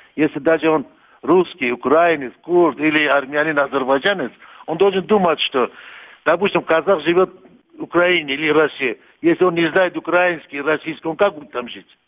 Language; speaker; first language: Russian; non-native, local second language; Kurdish